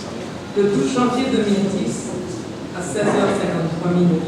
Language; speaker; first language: French; non-native, local second language; Haitian Creole